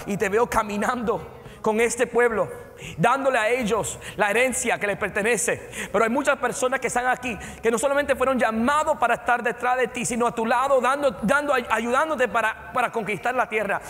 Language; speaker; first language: Spanish; early bilingual, heritage; Spanish